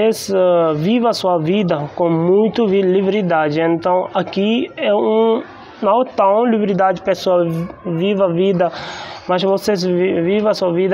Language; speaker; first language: Portuguese; non-native, learner; Hindi